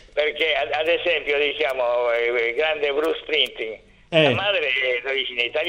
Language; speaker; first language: Italian; non-native, fluent; Spanish